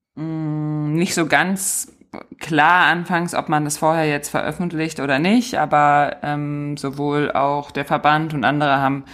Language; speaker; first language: German; native; German